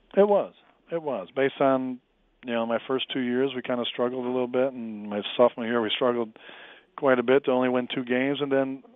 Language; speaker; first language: English; native; English